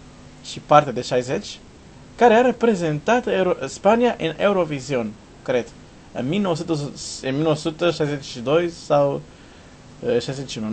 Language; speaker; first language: Romanian; non-native, learner; Portuguese